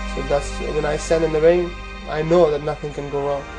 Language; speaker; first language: English; non-native, fluent; Persian